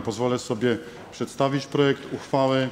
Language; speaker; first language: Polish; native; Polish